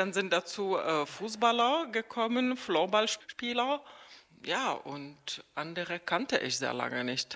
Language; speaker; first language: German; non-native, fluent; Czech